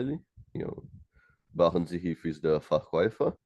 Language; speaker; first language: German; non-native, learner; Portuguese